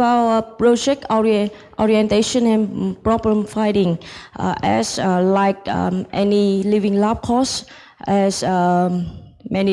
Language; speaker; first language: English; non-native, fluent; Vietnamese